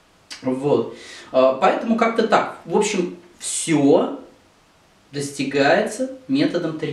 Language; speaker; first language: Russian; native; Russian